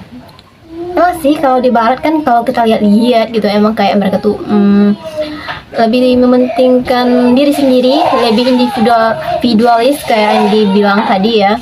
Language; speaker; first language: Indonesian; native; Indonesian